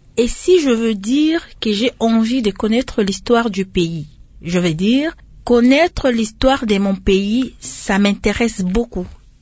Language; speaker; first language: French; non-native, local second language; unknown